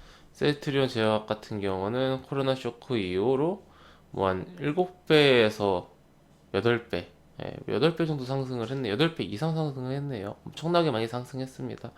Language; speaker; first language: Korean; native; Korean